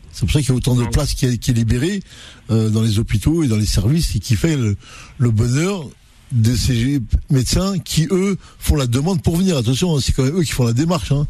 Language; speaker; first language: French; non-native, local second language; Arabic